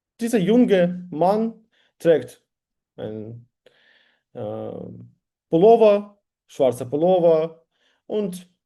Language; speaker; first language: German; non-native, learner; Ukrainian